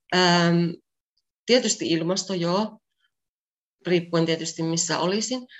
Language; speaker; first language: Finnish; native; Finnish